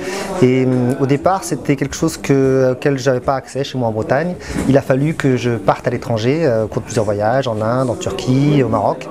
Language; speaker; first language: French; native; French